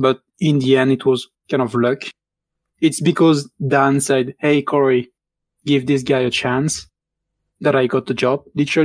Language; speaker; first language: English; non-native, fluent; French